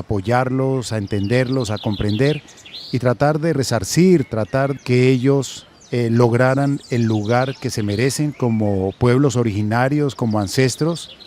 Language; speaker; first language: Spanish; native; Spanish